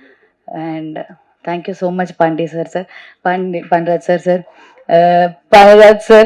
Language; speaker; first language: Tamil; non-native, learner; Malayalam